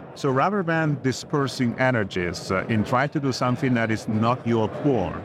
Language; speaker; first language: English; non-native, fluent; Italian